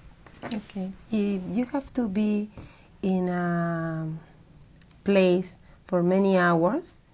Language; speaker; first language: English; non-native, learner; Spanish